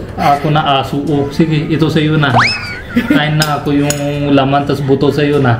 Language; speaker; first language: Filipino; non-native, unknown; Punjabi